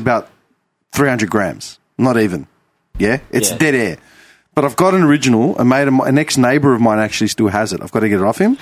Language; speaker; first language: English; non-native, local second language; Greek